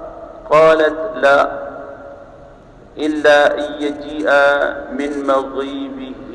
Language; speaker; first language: Arabic; non-native, fluent; Sasak